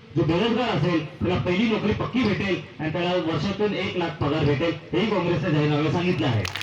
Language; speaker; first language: Marathi; non-native, local second language; Bhili